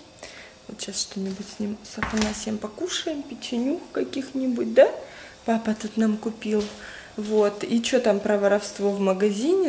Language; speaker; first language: Russian; native; Russian